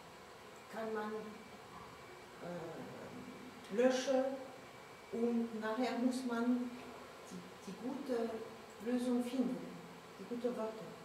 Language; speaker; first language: German; non-native, learner; French